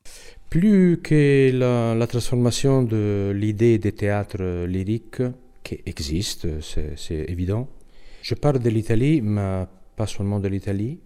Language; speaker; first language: French; non-native, learner; Italian